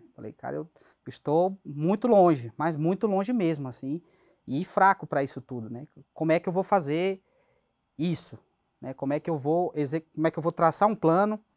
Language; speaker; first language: Portuguese; native; Portuguese